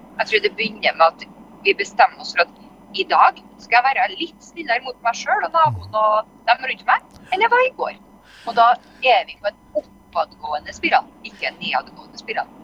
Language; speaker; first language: Norwegian; native; Norwegian